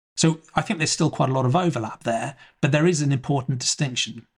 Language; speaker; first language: English; native; English